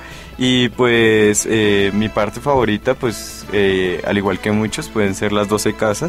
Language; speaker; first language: Spanish; native; Spanish